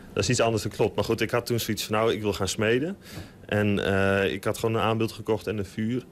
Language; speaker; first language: Dutch; native; Dutch